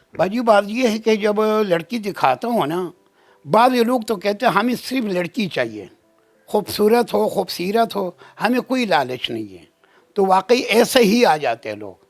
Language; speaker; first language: Urdu; non-native, local second language; Pashto